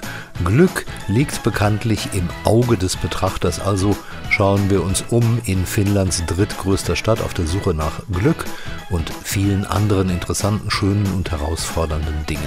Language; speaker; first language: German; native; German